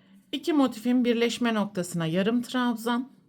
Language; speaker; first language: Turkish; native; Turkish